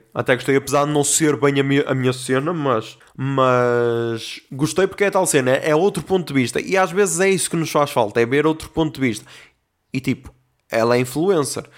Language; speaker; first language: Portuguese; native; Portuguese